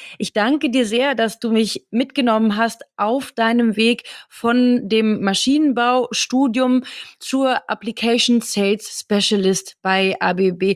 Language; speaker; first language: German; native; German